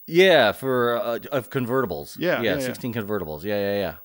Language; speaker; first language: English; native; English